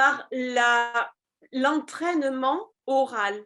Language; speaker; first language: French; native; French